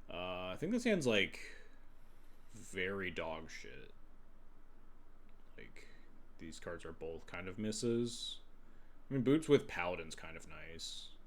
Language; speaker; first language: English; native; English